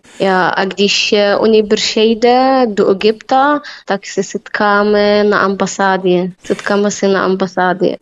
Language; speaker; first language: Czech; non-native, learner; Arabic